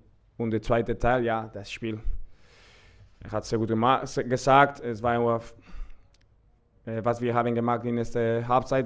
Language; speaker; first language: German; non-native, learner; Spanish